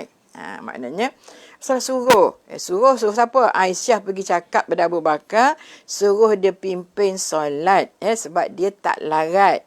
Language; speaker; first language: Malay; native; Malay